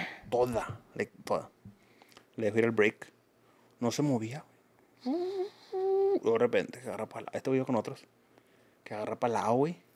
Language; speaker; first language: Spanish; early bilingual, heritage; Spanish